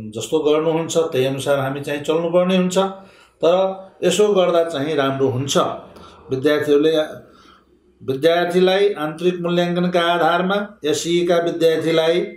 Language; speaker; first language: Nepali; non-native, local second language; Maithili